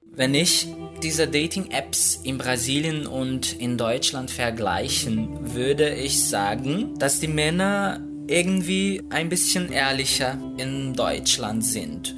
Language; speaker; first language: German; non-native, fluent; Portuguese